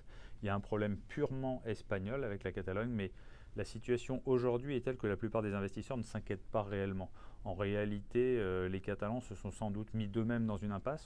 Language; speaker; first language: French; native; French